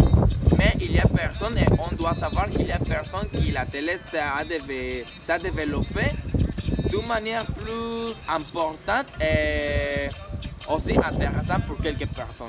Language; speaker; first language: French; non-native, learner; Spanish